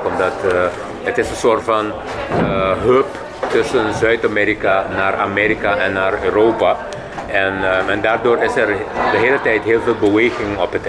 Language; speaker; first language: Dutch; non-native, local second language; Papiamento